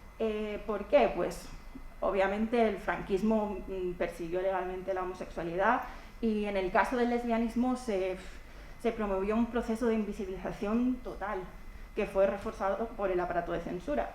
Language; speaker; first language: Spanish; native; Spanish